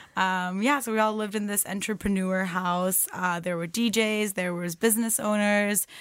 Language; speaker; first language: English; non-native, fluent; Turkish